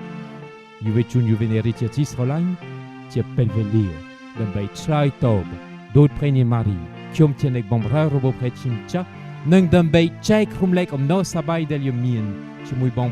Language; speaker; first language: Khmer; non-native, fluent; French